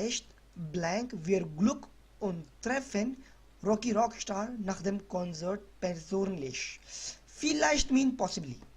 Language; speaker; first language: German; non-native, learner; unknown